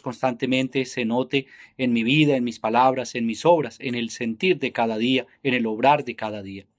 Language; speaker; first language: Spanish; native; Spanish